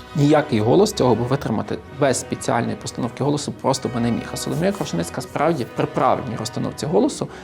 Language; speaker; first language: Ukrainian; native; Ukrainian